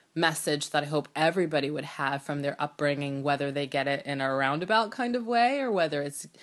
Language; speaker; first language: English; native; English